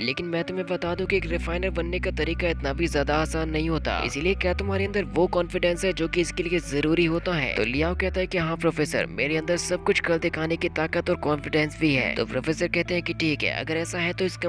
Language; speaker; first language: Hindi; native; Hindi